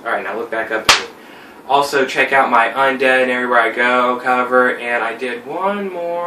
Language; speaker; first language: English; native; English